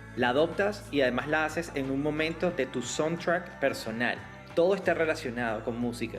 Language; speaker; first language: Spanish; native; Spanish